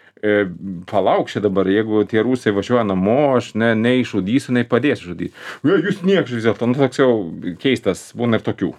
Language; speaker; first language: Lithuanian; non-native, fluent; Swedish